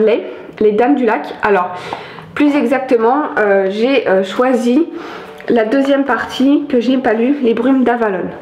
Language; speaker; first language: French; native; French